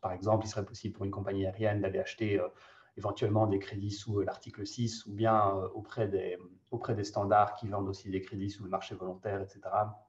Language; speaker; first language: French; native; French